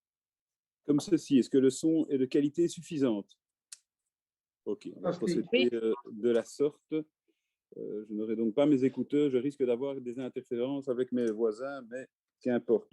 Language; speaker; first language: French; native; French